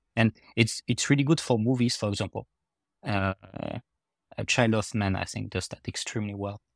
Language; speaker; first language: English; non-native, fluent; French